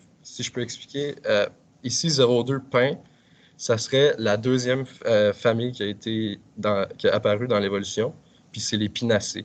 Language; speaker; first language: French; native; French